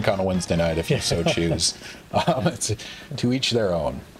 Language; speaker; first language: English; native; English